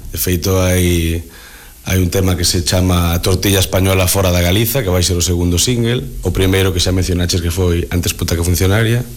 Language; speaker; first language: Galician; non-native, local second language; Spanish